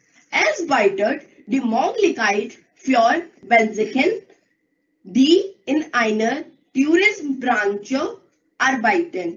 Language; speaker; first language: German; non-native, learner; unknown